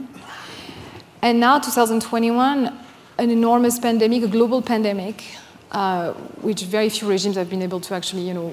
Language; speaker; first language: English; non-native, fluent; French